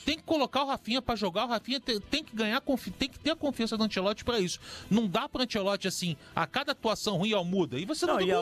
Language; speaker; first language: Portuguese; native; Portuguese